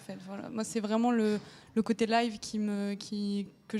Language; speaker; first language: French; native; French